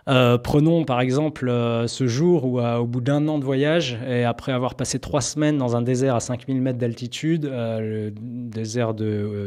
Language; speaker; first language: French; native; French